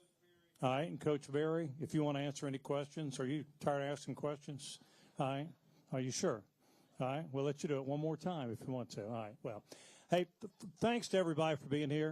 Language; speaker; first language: English; native; English